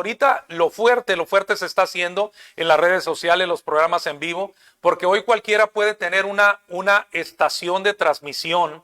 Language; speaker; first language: Spanish; native; Spanish